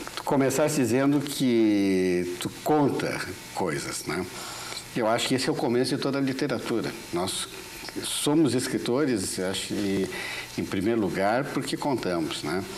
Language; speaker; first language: Portuguese; native; Portuguese